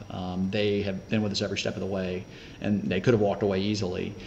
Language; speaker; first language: English; native; English